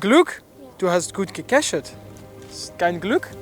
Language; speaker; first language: German; non-native, learner; Dutch